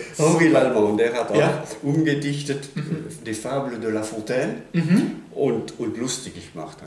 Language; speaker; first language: German; non-native, local second language; Swiss German